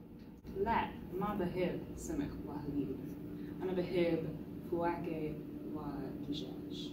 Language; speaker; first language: Arabic; non-native, learner; English